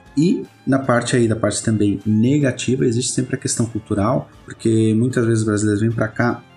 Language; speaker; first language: Portuguese; native; Portuguese